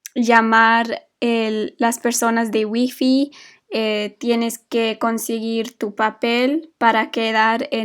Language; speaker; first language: Spanish; non-native, fluent; English